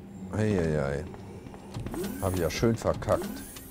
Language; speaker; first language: German; native; German